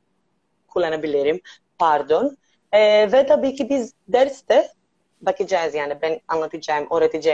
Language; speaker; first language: Turkish; non-native, learner; Greek